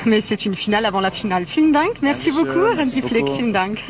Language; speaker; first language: French; native; French